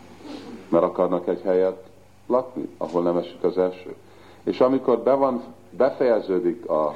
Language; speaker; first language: Hungarian; early bilingual, heritage; Hungarian